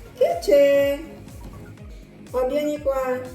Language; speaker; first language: Italian; non-native, learner; Filipino